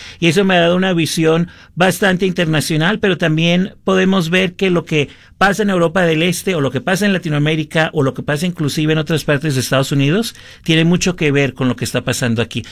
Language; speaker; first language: Spanish; early bilingual, heritage; Spanish